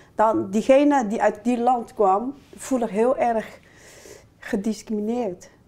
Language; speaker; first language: Dutch; non-native, fluent; Chinese